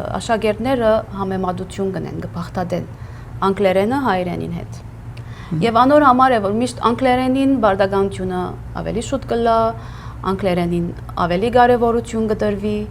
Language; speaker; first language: Armenian; early bilingual, heritage; Armenian